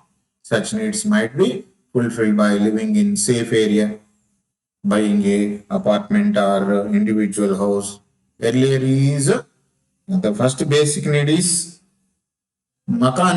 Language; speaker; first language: English; non-native, local second language; Telugu